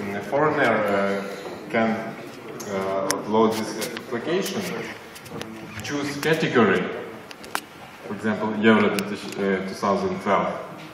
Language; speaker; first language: English; non-native, fluent; Russian